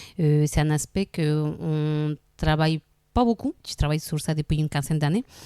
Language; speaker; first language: French; non-native, fluent; Spanish